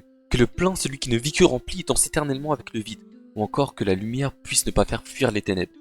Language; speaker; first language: French; native; French